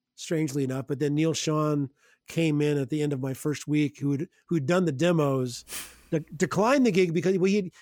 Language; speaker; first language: English; native; English